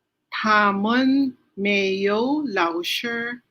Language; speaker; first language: Chinese; non-native, learner; Filipino